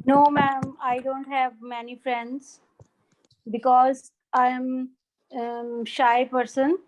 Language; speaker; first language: English; non-native, learner; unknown